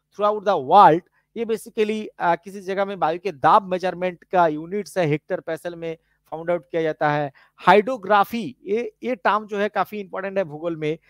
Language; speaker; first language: Hindi; non-native, local second language; Bangla